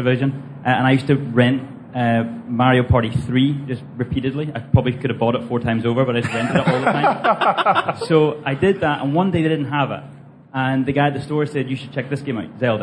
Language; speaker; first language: English; native; English